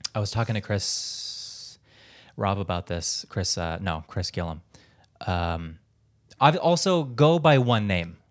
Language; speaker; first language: English; early bilingual, other home language; Filipino